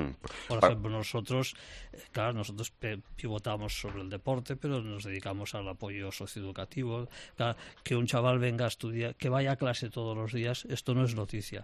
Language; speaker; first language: Spanish; non-native, local second language; Catalan